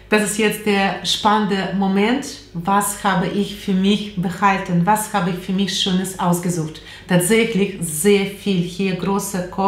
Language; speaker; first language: German; non-native, learner; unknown